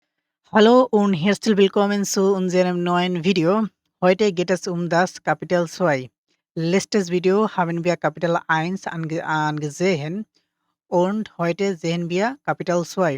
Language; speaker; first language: German; non-native, fluent; Bangla